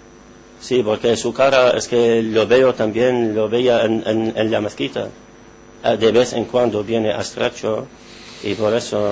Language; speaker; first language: Spanish; non-native, learner; Arabic